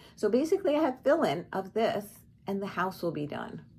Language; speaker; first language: English; native; English